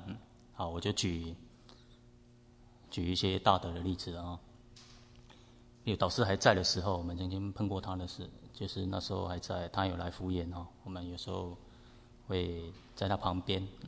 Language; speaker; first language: Chinese; native; Chinese